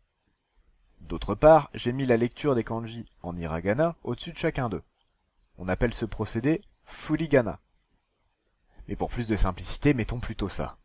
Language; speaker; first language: French; native; French